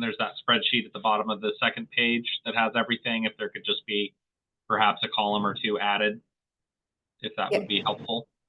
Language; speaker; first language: English; native; English